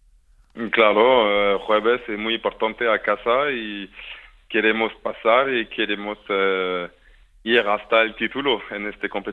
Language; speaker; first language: Spanish; non-native, fluent; French